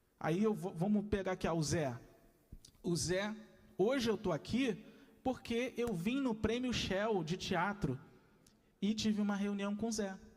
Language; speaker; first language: Portuguese; native; Portuguese